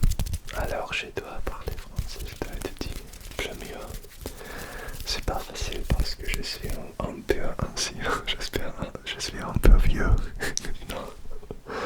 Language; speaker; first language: French; non-native, learner; Russian